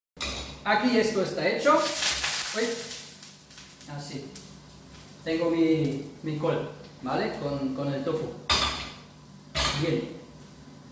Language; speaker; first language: Spanish; non-native, fluent; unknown